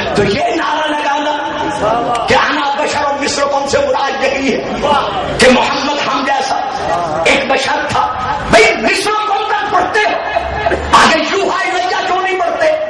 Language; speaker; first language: Urdu; non-native, local second language; Punjabi